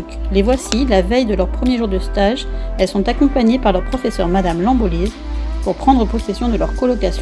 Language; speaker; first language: French; native; French